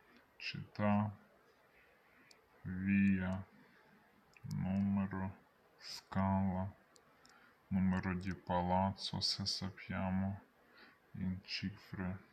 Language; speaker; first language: Italian; non-native, learner; Ukrainian